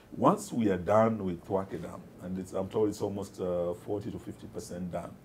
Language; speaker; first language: English; non-native, local second language; Luyia